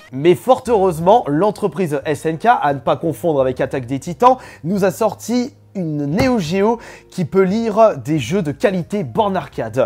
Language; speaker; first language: French; native; French